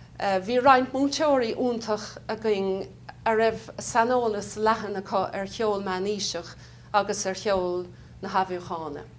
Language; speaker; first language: Irish; native; Irish